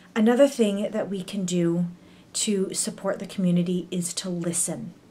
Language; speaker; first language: English; native; English